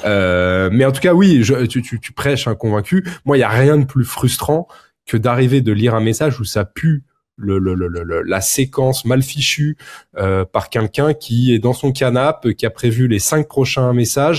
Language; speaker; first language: French; native; French